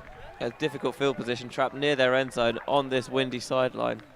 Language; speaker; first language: English; native; English